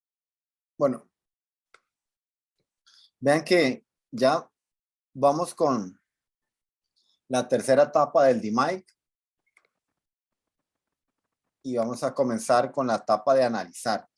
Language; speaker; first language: Spanish; native; Spanish